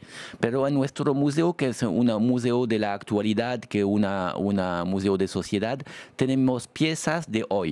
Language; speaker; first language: Spanish; non-native, fluent; French